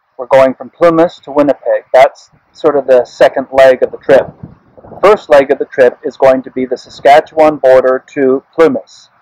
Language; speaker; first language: English; native; English